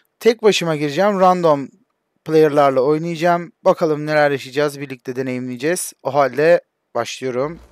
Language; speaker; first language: Turkish; native; Turkish